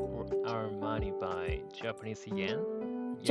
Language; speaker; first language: English; non-native, learner; Japanese